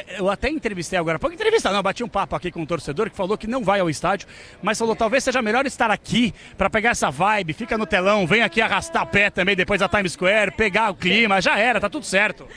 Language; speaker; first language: Portuguese; native; Portuguese